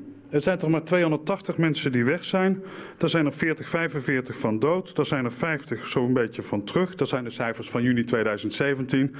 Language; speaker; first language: Dutch; native; Dutch